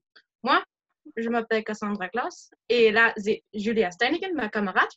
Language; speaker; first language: French; non-native, fluent; German